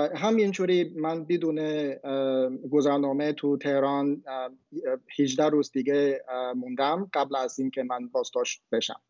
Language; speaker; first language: Persian; non-native, fluent; Chinese